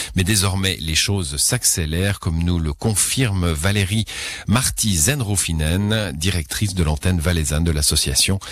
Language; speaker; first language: French; native; French